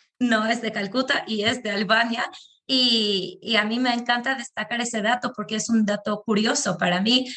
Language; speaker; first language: Spanish; non-native, fluent; Albanian